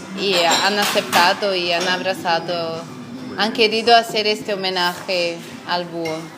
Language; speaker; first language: Spanish; non-native, fluent; Portuguese